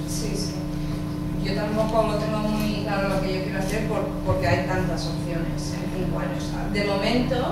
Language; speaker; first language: Spanish; early bilingual, heritage; English